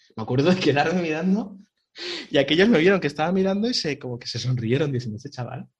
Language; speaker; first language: Spanish; native; Spanish